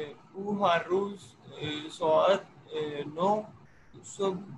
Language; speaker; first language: Persian; non-native, learner; Urdu